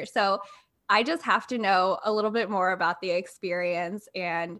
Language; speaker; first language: English; native; English